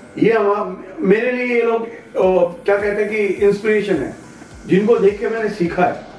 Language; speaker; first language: Hindi; non-native, local second language; Bangla